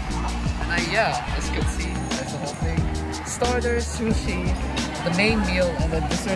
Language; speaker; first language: English; native; English